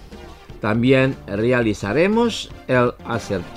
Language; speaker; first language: Spanish; non-native, fluent; Indonesian